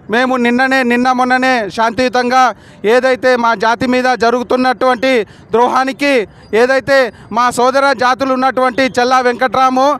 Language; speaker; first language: Telugu; non-native, local second language; Lambadi